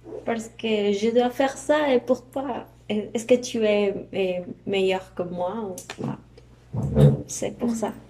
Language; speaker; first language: French; non-native, learner; Spanish